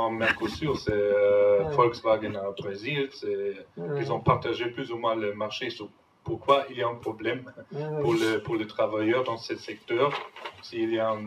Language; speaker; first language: French; non-native, fluent; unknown